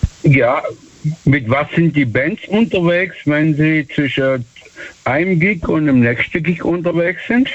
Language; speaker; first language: German; native; German